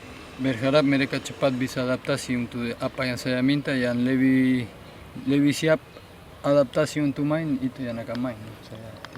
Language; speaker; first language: Indonesian; non-native, fluent; Spanish